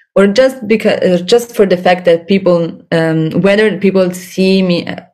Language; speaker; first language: English; non-native, fluent; Italian